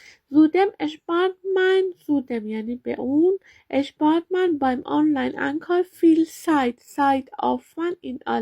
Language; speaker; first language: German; non-native, learner; Persian